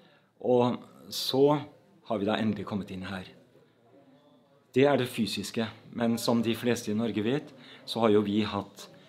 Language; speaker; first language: Norwegian; native; Norwegian